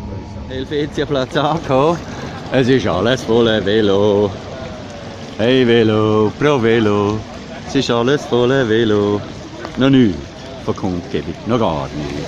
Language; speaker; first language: German; native; German